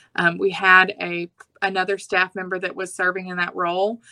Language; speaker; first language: English; native; English